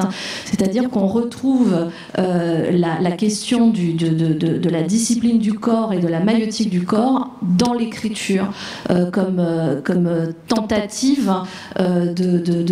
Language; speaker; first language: French; native; French